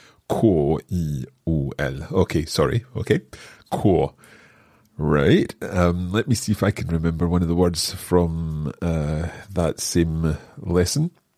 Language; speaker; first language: English; native; English